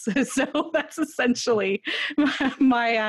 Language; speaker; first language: English; native; English